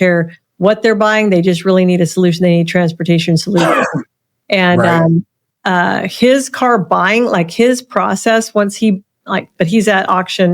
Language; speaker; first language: English; native; English